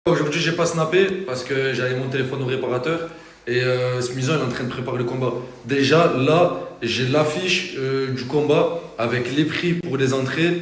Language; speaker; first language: French; native; French